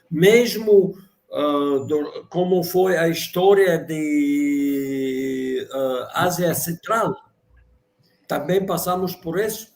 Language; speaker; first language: Portuguese; non-native, fluent; Russian